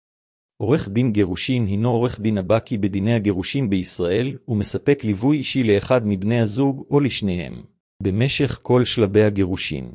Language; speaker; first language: Hebrew; native; Hebrew